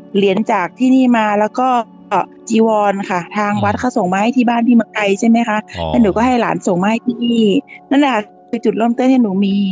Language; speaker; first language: Thai; native; Thai